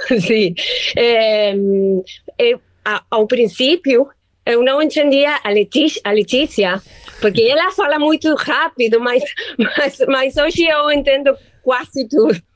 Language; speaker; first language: Portuguese; non-native, learner; Spanish